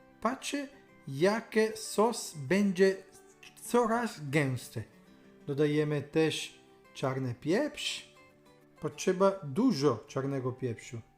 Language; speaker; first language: Polish; non-native, learner; Italian